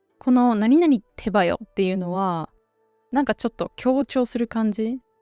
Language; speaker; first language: Japanese; native; Japanese